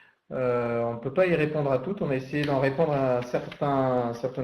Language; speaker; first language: French; native; French